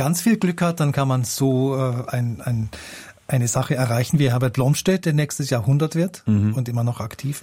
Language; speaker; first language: German; native; German